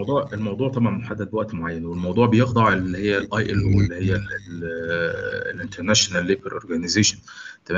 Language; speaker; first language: Arabic; native; Arabic